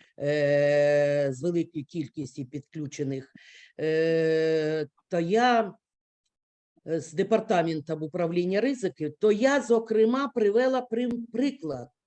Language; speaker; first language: Ukrainian; native; Ukrainian